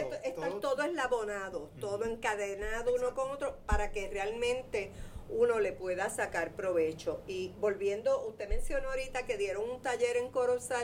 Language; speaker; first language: Spanish; native; Spanish